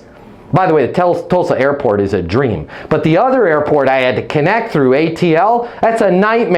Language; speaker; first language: English; native; English